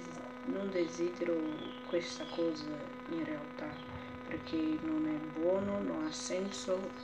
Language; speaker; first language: Italian; non-native, learner; Portuguese